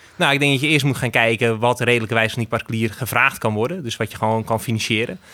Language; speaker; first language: Dutch; native; Dutch